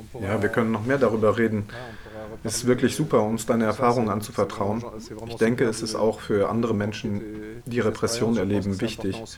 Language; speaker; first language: German; native; German